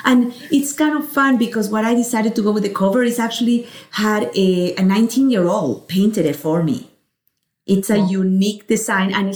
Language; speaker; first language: English; non-native, fluent; Spanish